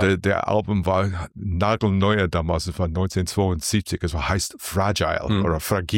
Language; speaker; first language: German; non-native, learner; English